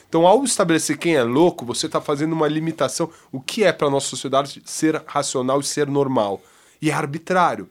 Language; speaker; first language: Portuguese; native; Portuguese